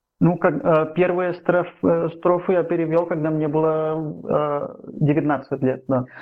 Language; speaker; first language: Russian; non-native, fluent; Catalan